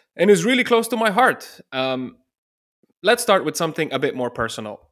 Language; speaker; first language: English; non-native, fluent; Slovenian